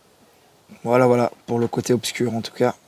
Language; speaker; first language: French; native; French